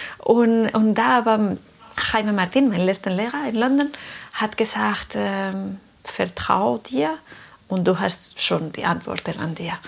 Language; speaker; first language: German; non-native, fluent; Spanish